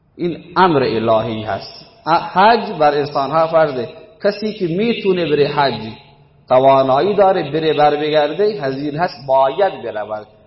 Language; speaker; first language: Persian; non-native, local second language; Baluchi